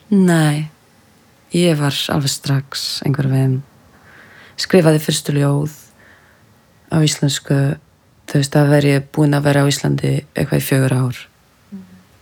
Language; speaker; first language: Icelandic; non-native, fluent; French